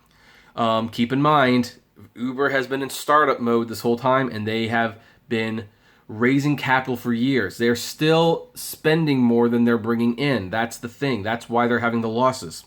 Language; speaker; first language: English; native; English